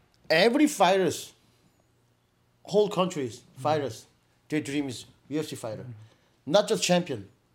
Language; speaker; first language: English; non-native, learner; Korean